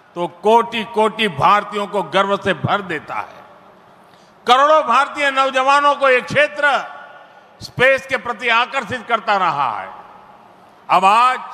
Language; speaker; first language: Hindi; non-native, local second language; Gujarati